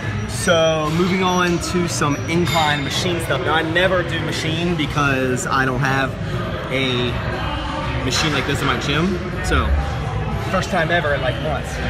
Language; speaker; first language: English; native; English